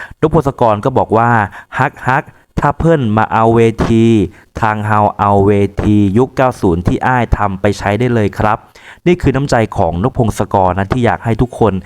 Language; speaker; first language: Thai; native; Thai